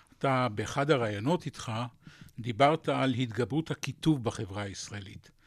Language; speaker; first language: Hebrew; native; Hebrew